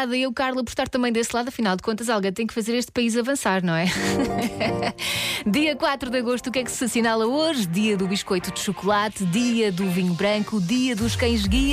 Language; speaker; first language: Portuguese; native; Portuguese